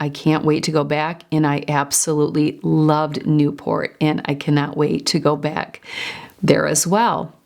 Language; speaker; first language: English; native; English